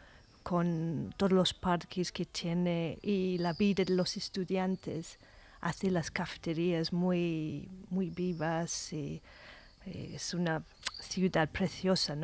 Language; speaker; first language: Spanish; non-native, fluent; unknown